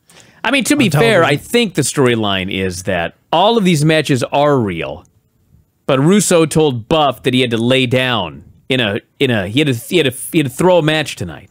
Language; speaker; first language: English; native; English